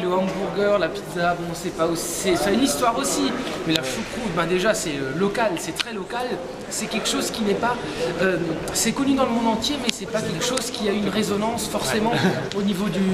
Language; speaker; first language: French; native; French